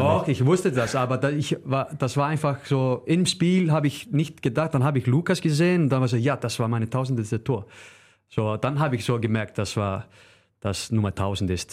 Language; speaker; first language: German; non-native, learner; Icelandic